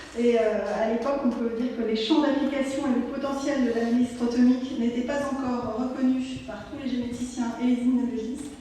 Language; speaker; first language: French; native; French